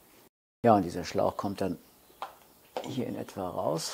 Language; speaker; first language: German; native; German